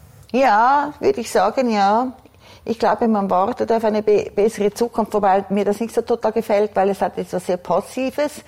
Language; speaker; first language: German; native; German